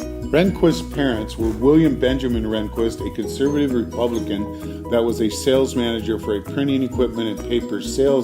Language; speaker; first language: English; native; English